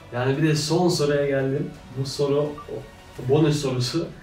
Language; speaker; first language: Turkish; early bilingual, heritage; Turkish